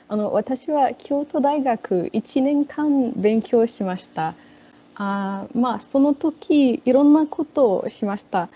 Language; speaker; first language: Japanese; non-native, fluent; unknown